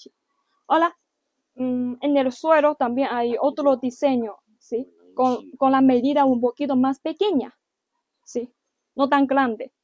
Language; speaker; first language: Spanish; non-native, learner; Chinese